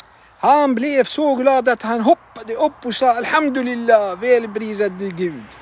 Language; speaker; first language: Swedish; non-native, fluent; Arabic